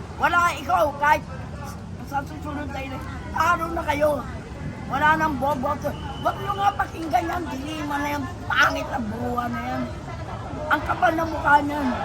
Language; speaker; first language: Filipino; non-native, local second language; Iloko